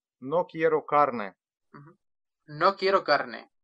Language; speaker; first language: Spanish; non-native, fluent; Russian